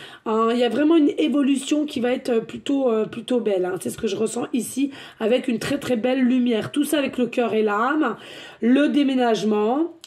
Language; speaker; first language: French; native; French